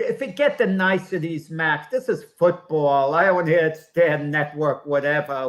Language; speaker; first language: English; native; English